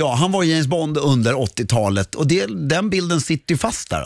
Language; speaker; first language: Swedish; native; Swedish